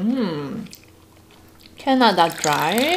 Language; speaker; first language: Chinese; non-native, fluent; Korean